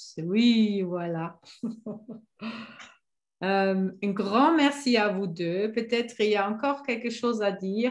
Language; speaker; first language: French; non-native, fluent; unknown